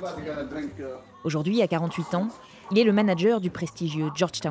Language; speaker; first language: French; native; French